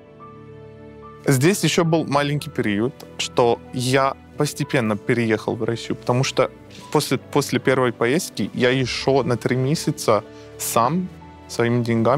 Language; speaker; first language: Russian; non-native, fluent; Persian